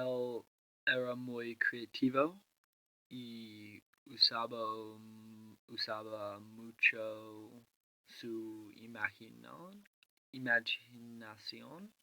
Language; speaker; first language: Spanish; non-native, learner; English